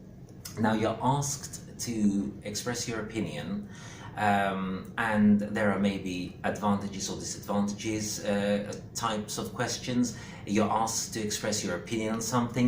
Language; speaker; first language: English; non-native, fluent; Greek